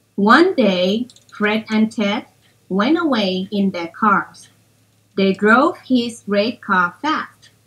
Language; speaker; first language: English; non-native, fluent; Thai